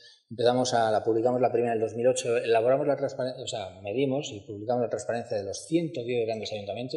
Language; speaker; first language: Spanish; native; Spanish